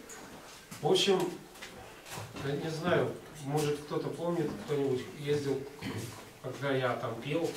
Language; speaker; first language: Russian; native; Russian